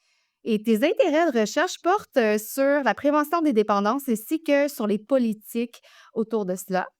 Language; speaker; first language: French; native; French